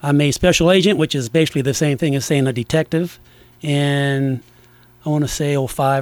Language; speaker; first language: English; native; English